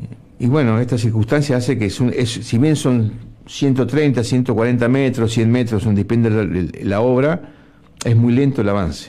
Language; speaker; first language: Spanish; native; Spanish